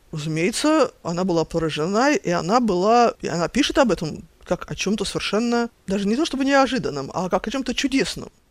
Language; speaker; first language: Russian; native; Russian